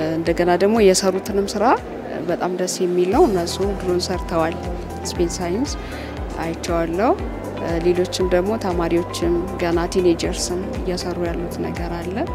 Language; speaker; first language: Amharic; native; Amharic